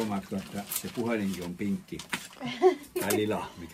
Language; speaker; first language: Finnish; native; Finnish